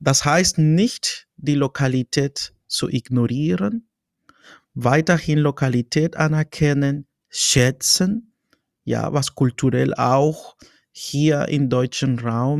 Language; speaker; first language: German; non-native, fluent; Spanish